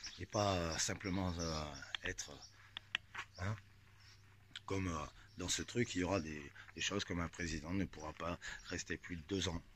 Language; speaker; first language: French; native; French